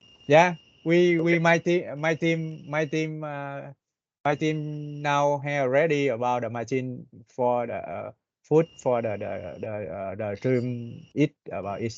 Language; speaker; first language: English; non-native, learner; Vietnamese